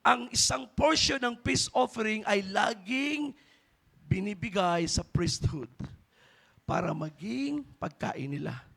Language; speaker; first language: Filipino; native; Filipino